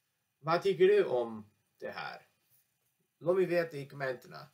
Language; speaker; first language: Swedish; non-native, learner; English